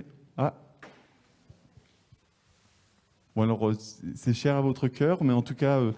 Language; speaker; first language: French; native; French